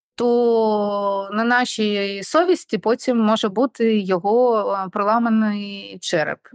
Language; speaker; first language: Ukrainian; non-native, local second language; Russian